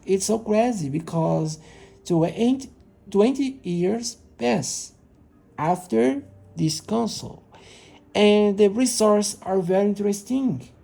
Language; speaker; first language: English; non-native, learner; Portuguese